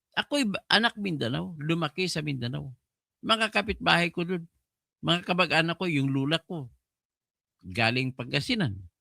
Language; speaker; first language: Filipino; non-native, local second language; Cebuano